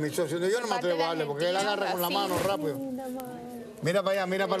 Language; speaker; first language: Spanish; native; Spanish